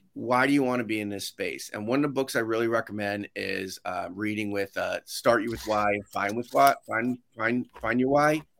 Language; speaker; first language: English; native; English